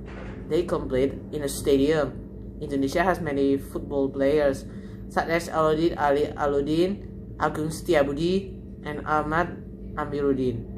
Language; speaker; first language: English; non-native, learner; Indonesian